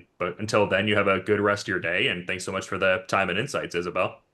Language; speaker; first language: English; native; English